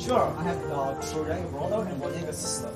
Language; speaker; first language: English; non-native, learner; Hmong